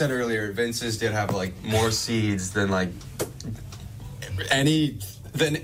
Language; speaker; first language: English; native; English